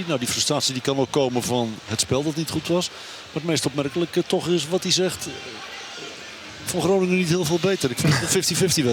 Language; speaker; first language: Dutch; native; Dutch